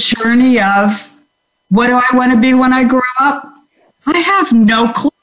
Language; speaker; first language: English; native; English